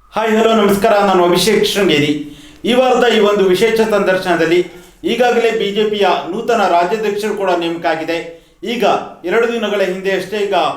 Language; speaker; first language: Kannada; native; Kannada